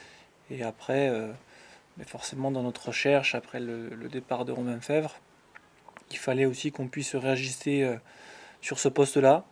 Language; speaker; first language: French; native; French